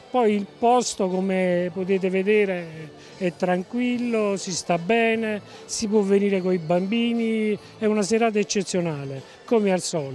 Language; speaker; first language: Italian; native; Italian